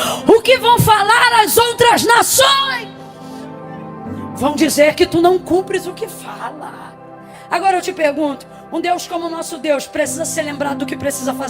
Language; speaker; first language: Portuguese; native; Portuguese